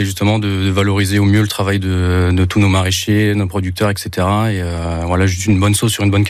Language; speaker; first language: French; native; French